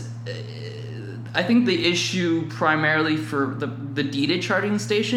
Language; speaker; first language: English; native; English